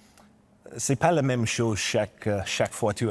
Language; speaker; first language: French; non-native, learner; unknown